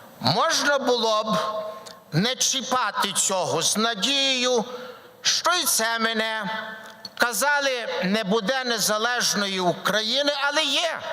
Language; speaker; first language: Ukrainian; early bilingual, heritage; Ukrainian